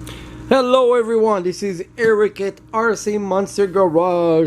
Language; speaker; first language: English; non-native, fluent; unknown